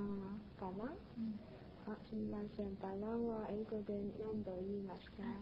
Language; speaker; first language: Japanese; non-native, learner; Chinese